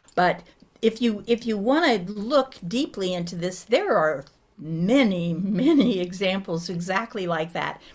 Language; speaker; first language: English; native; English